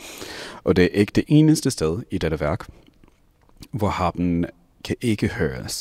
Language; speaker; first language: Danish; non-native, fluent; English